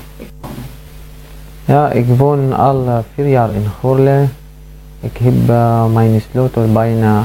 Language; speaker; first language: Dutch; non-native, learner; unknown